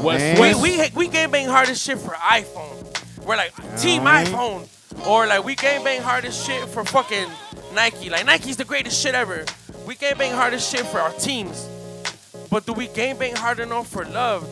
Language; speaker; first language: English; native; English